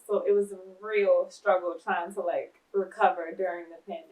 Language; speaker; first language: English; native; English